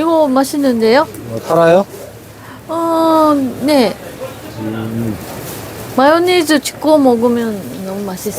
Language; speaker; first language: Korean; non-native, learner; Japanese